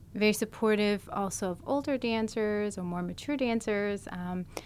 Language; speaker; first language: English; non-native, fluent; German